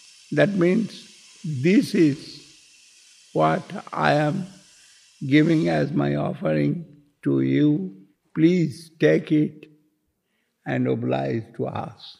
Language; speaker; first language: English; non-native, local second language; Bangla